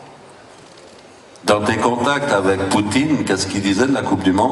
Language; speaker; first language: French; native; French